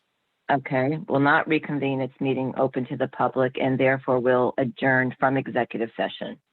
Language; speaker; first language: English; native; English